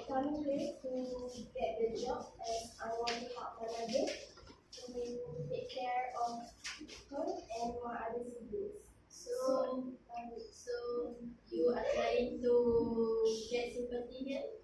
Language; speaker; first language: English; non-native, local second language; Malay